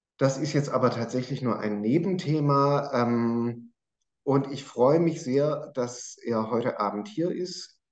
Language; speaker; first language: German; native; German